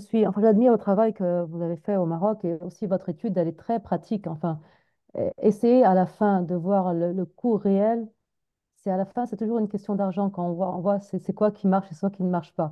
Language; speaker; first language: French; non-native, fluent; Arabic